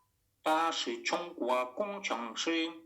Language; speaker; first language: Chinese; non-native, learner; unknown